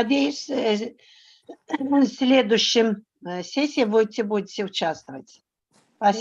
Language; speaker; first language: Russian; non-native, learner; Turkish